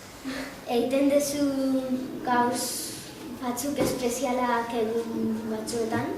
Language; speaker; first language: Basque; non-native, local second language; Spanish